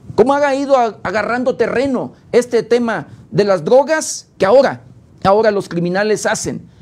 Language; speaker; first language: Spanish; native; Spanish